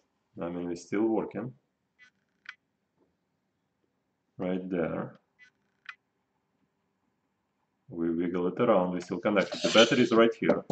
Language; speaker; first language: English; non-native, fluent; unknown